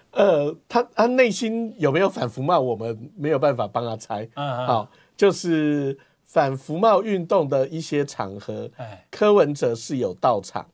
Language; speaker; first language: Chinese; native; Chinese